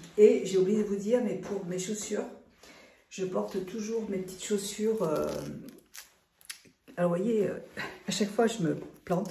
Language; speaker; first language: French; native; French